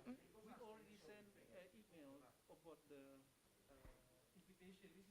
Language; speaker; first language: English; non-native, learner; Indonesian